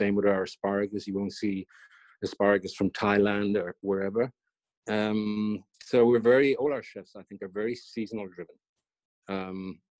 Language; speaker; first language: English; native; English